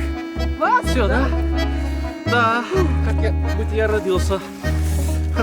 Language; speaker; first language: Russian; non-native, fluent; Dutch